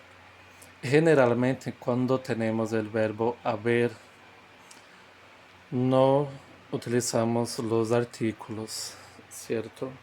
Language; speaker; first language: Spanish; non-native, fluent; Portuguese